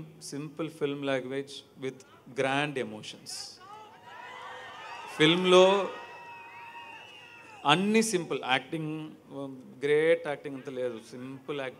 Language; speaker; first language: Telugu; non-native, learner; Tamil